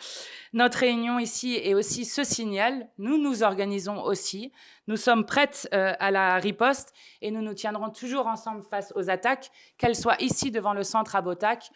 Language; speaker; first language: French; native; French